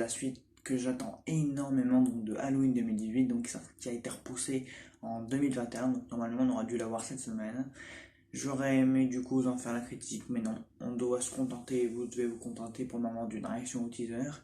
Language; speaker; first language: French; native; French